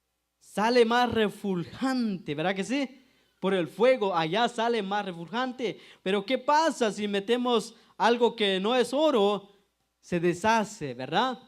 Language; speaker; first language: Spanish; native; Spanish